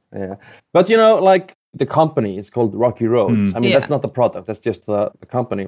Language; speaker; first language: English; non-native, fluent; Icelandic